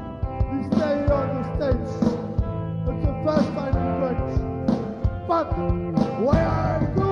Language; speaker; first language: English; non-native, learner; German